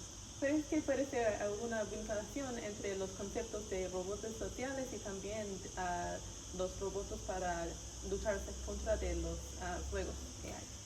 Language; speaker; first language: Spanish; non-native, learner; English